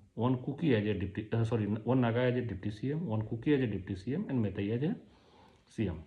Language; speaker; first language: English; non-native, local second language; Hindi